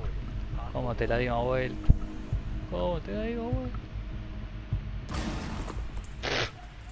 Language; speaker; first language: Spanish; native; Spanish